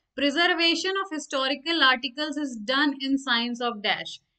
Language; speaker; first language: Hindi; native; Hindi